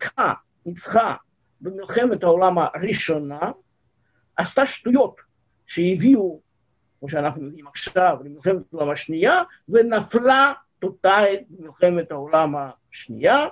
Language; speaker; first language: Hebrew; non-native, fluent; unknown